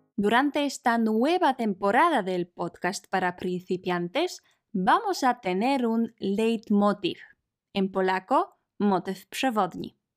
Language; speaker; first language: Spanish; non-native, fluent; Polish